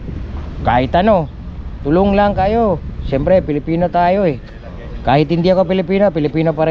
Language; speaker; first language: Filipino; non-native, learner; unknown